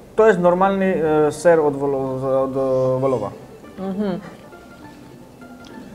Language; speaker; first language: Polish; non-native, learner; Georgian